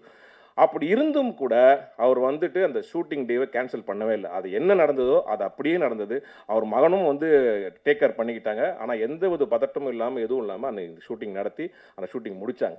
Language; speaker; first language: Tamil; native; Tamil